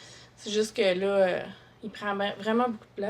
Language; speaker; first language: French; native; French